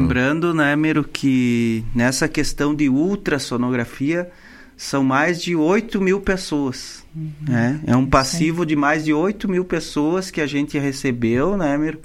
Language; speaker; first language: Portuguese; native; Portuguese